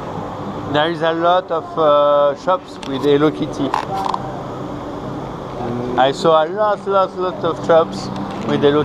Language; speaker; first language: English; non-native, fluent; French